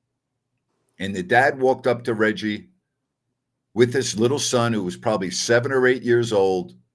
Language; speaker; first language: English; native; English